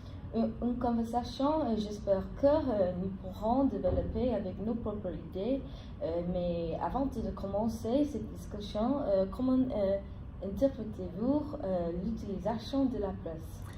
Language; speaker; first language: French; non-native, fluent; English